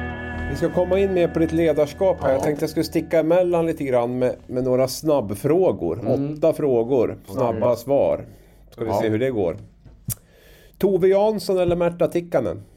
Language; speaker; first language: Swedish; native; Swedish